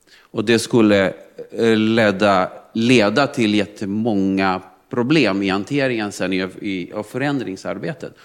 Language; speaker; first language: Swedish; non-native, fluent; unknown